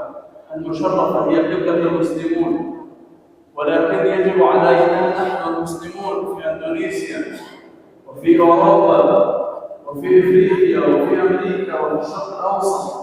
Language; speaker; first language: Arabic; native; Arabic